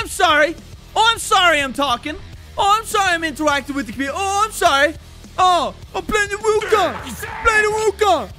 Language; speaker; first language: English; native; English